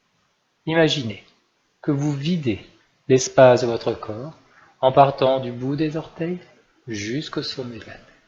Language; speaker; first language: French; native; French